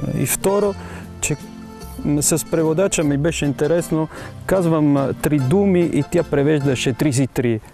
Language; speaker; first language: Bulgarian; non-native, fluent; Italian